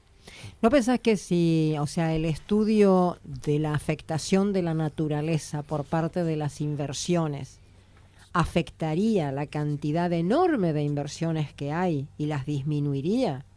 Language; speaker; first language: Spanish; native; Spanish